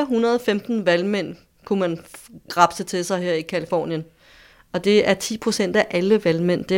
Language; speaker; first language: Danish; native; Danish